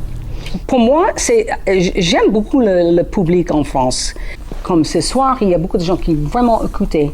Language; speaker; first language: French; non-native, learner; English